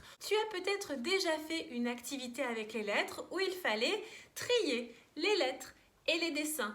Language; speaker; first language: French; native; French